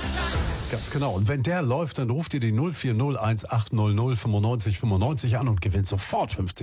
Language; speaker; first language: German; native; German